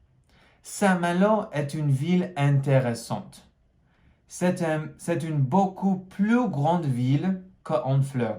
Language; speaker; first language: French; non-native, fluent; English